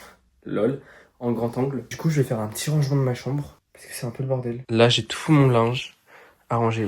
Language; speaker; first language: French; native; French